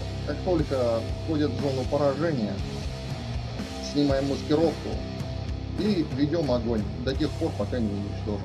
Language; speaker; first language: Russian; native; Russian